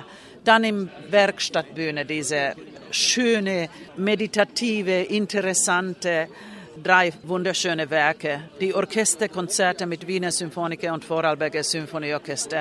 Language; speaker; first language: German; non-native, fluent; Finnish